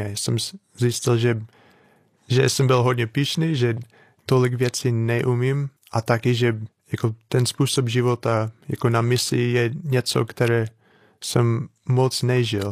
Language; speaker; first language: Czech; non-native, fluent; English